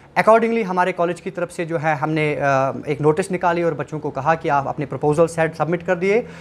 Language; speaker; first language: Hindi; non-native, local second language; Kashmiri